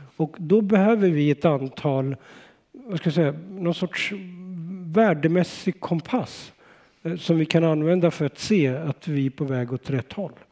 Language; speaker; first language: Swedish; early bilingual, other home language; Urdu